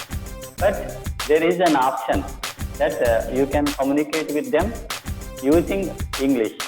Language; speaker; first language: English; non-native, local second language; Telugu